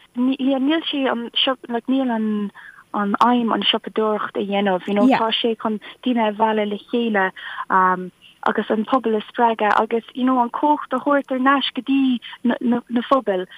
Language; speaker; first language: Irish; non-native, local second language; English